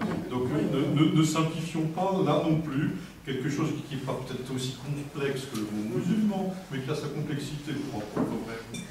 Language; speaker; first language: French; native; French